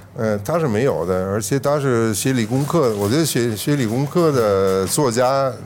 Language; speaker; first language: Chinese; non-native, fluent; Italian